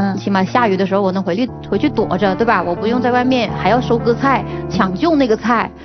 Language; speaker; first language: Chinese; non-native, local second language; Hakka Chinese